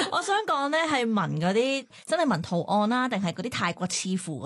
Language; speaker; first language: Cantonese; native; Cantonese